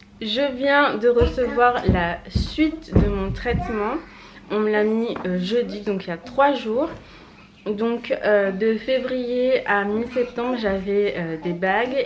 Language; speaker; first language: French; native; French